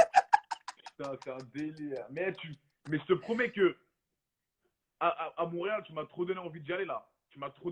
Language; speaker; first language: French; native; French